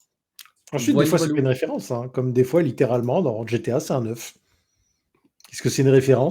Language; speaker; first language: French; native; French